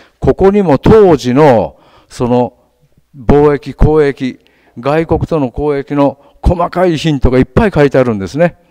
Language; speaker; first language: Japanese; native; Japanese